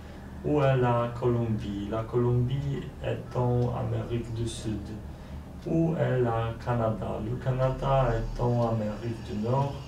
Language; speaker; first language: French; non-native, learner; Polish